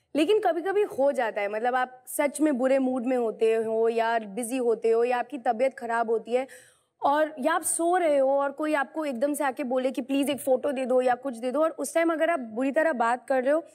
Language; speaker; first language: Hindi; native; Hindi